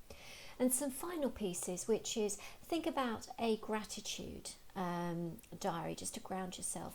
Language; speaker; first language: English; native; English